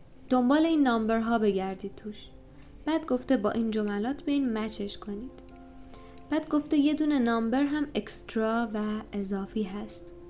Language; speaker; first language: Persian; native; Persian